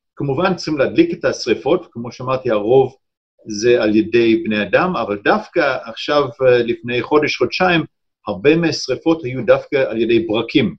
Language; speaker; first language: Hebrew; non-native, fluent; English